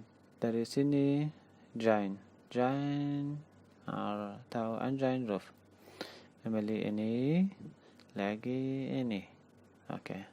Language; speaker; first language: Indonesian; non-native, learner; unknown